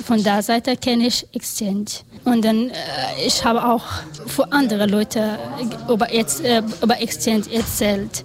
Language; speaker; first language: German; non-native, learner; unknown